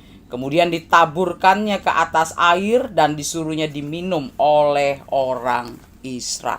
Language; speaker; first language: Indonesian; native; Indonesian